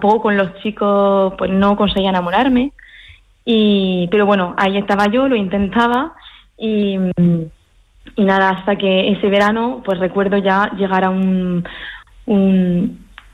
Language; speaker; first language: Spanish; early bilingual, heritage; French